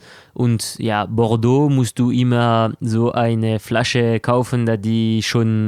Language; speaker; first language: German; non-native, local second language; French